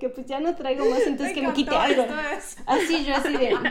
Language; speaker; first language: Spanish; native; Spanish